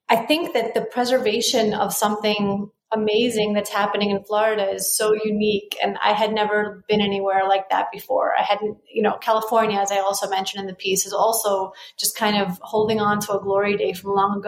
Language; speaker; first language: English; native; English